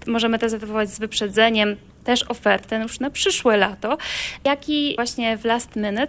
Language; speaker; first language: Polish; native; Polish